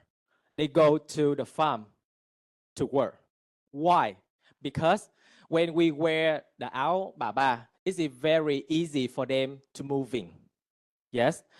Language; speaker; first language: English; non-native, fluent; Vietnamese